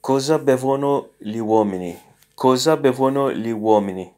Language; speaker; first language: Italian; non-native, learner; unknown